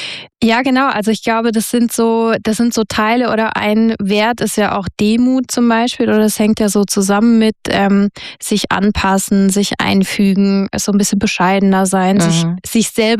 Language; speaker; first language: German; native; German